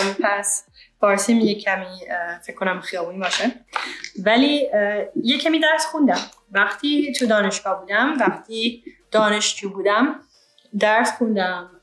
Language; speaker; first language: Persian; early bilingual, heritage; English